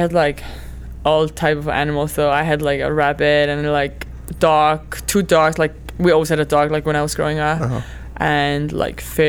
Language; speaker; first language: English; non-native, fluent; Icelandic